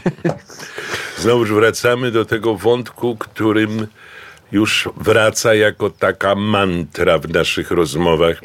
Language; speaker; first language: Polish; native; Polish